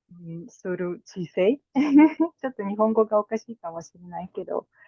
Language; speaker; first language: Japanese; non-native, fluent; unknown